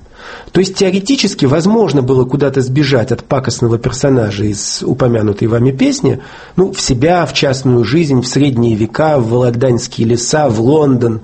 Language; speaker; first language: Russian; native; Russian